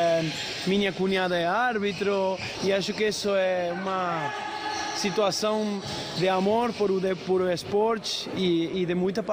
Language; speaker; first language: Portuguese; non-native, fluent; Spanish